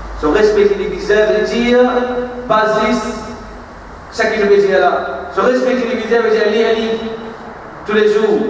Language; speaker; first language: French; non-native, local second language; Morisyen